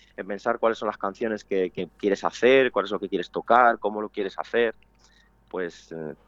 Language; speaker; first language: Spanish; native; Spanish